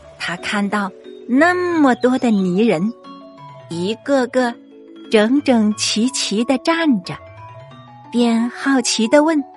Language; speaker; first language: Chinese; native; Chinese